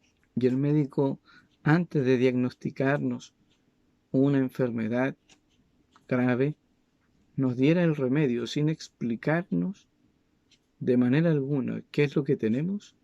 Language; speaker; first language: Spanish; native; Spanish